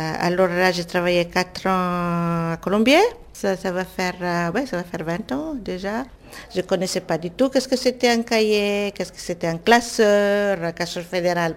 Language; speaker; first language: French; non-native, fluent; Italian